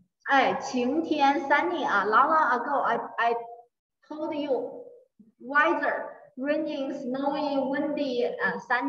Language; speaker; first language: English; non-native, learner; Chinese